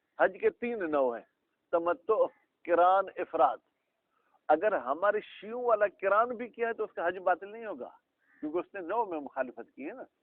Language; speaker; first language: Urdu; non-native, local second language; Sindhi